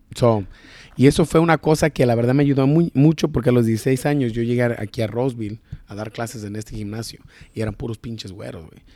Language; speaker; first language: Spanish; early bilingual, heritage; Spanish